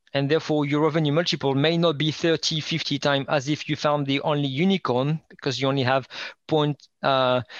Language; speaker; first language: English; non-native, fluent; French